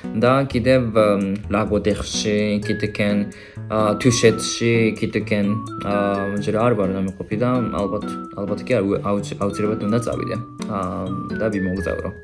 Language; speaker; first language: Georgian; non-native, fluent; Japanese